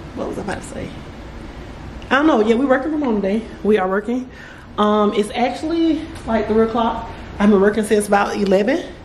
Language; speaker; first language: English; native; English